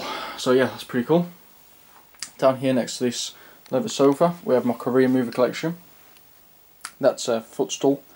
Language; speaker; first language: English; native; English